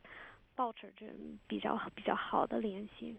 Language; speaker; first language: Chinese; non-native, fluent; English